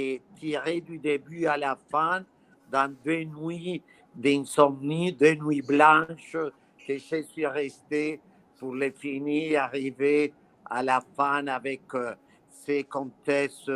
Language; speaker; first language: French; non-native, fluent; Spanish